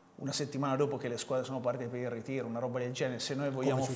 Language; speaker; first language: Italian; native; Italian